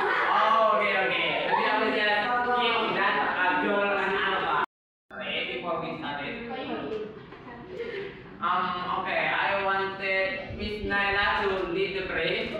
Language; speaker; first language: English; non-native, learner; Indonesian